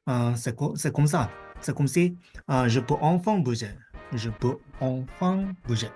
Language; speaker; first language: French; non-native, fluent; Japanese